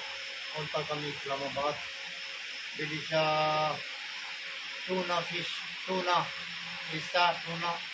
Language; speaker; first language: Filipino; non-native, learner; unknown